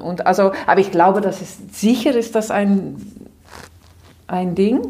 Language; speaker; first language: German; non-native, fluent; Dutch